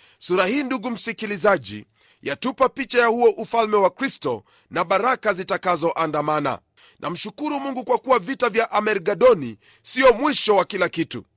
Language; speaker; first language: Swahili; non-native, local second language; Luyia